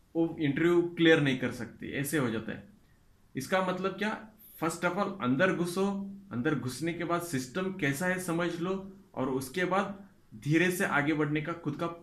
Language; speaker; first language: Hindi; non-native, local second language; Kannada